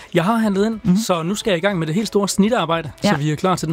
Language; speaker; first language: Danish; native; Danish